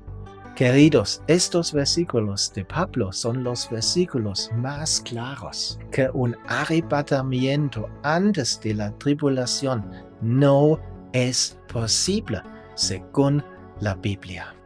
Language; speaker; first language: Spanish; non-native, fluent; German